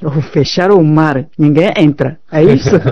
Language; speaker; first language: Portuguese; non-native, fluent; Chinese